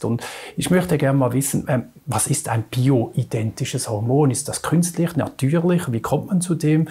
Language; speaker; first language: German; native; German